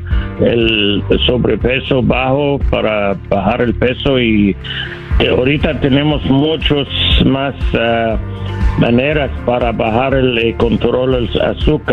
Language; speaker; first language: Spanish; non-native, learner; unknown